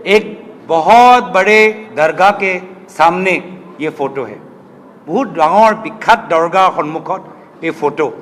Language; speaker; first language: Hindi; non-native, local second language; Assamese